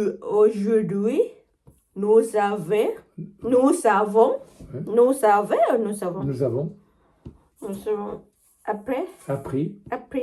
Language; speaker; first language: French; non-native, learner; Thai